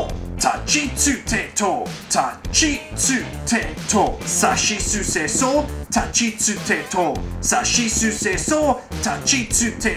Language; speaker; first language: Japanese; non-native, learner; English